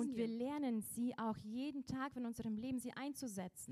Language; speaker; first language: German; non-native, local second language; Russian